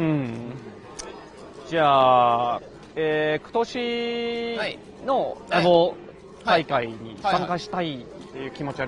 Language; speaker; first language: Japanese; non-native, learner; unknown